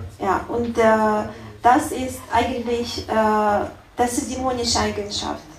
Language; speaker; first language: German; non-native, learner; Russian